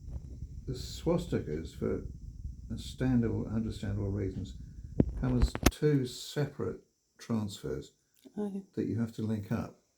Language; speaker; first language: English; native; English